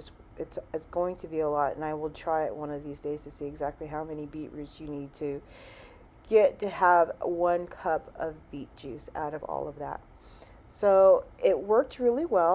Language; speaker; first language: English; native; English